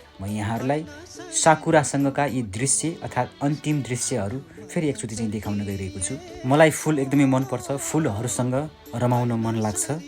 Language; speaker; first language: Nepali; native; Nepali